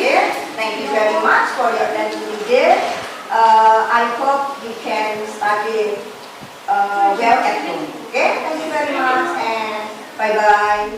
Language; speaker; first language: English; non-native, fluent; Indonesian